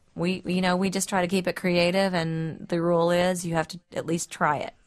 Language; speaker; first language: English; native; English